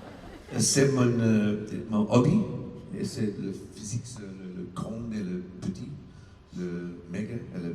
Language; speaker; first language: French; non-native, learner; English